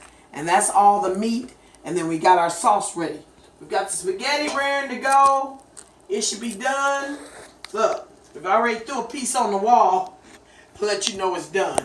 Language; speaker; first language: English; native; English